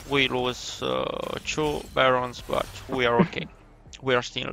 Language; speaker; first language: English; non-native, learner; Romanian